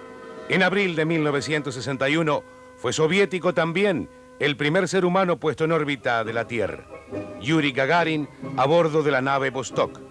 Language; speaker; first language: Spanish; native; Spanish